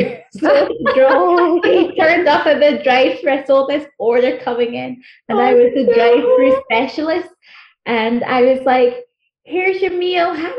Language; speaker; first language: English; non-native, local second language; Nyanja